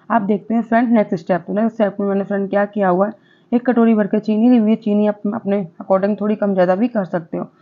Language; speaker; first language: Hindi; non-native, local second language; Gujarati